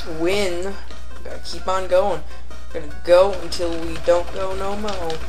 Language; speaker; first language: English; native; English